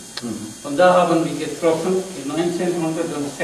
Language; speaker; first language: German; non-native, learner; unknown